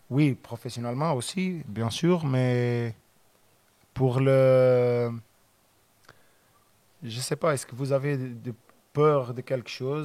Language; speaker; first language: French; non-native, learner; Portuguese